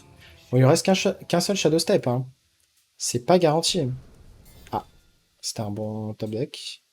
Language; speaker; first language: French; native; French